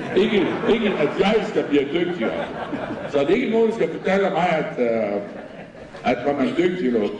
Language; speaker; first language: Danish; non-native, fluent; Arabic